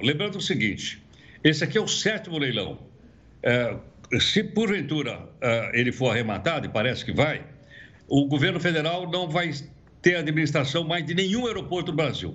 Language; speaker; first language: Portuguese; native; Portuguese